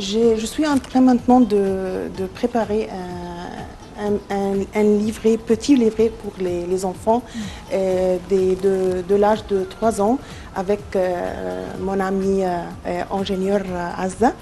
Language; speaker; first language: French; non-native, local second language; Arabic